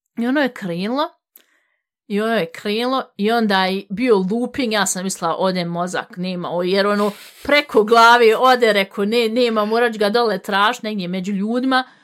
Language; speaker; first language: Bosnian; early bilingual, heritage; Bosnian